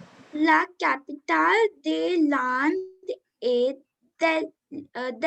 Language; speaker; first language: French; non-native, learner; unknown